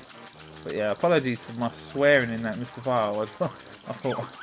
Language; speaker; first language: English; native; English